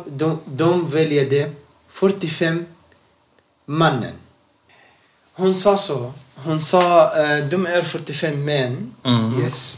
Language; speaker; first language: Swedish; non-native, learner; Arabic